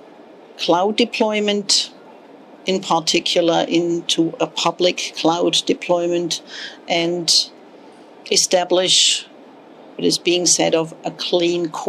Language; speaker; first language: English; non-native, fluent; German